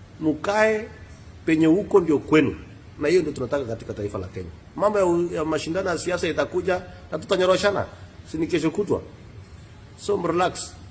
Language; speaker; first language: Swahili; non-native, local second language; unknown